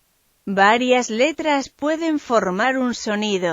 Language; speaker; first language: Spanish; non-native, fluent; French